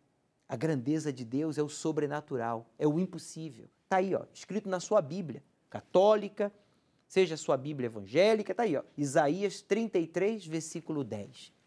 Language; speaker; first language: Portuguese; native; Portuguese